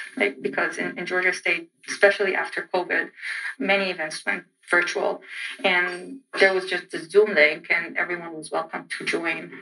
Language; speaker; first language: English; non-native, fluent; Arabic